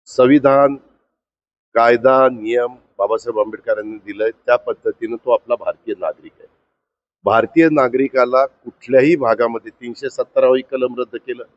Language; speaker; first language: Marathi; native; Marathi